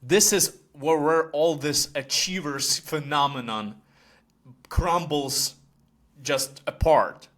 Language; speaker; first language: English; non-native, fluent; Ukrainian